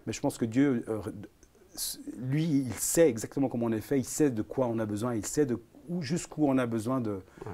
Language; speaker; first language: French; early bilingual, other home language; Italian